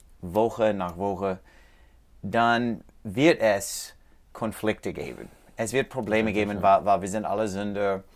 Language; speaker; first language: German; non-native, learner; English